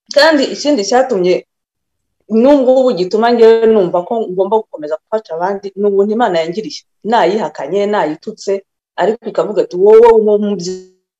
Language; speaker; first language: Kinyarwanda; early bilingual, other home language; Rundi